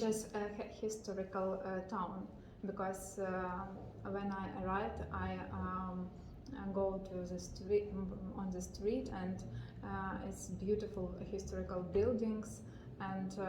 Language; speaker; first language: English; non-native, learner; Ukrainian